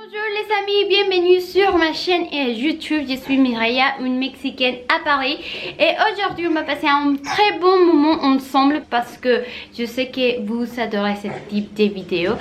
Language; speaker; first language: French; non-native, fluent; Spanish